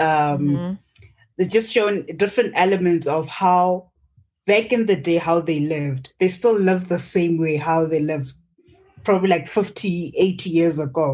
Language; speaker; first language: English; non-native, local second language; Northern Sotho